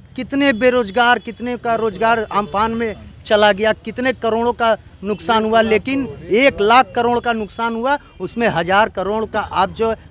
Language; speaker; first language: Hindi; native; Hindi